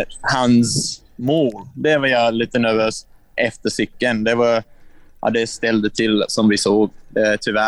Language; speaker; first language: Swedish; non-native, learner; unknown